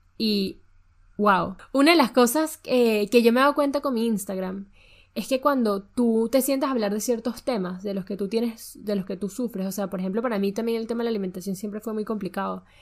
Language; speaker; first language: Spanish; native; Spanish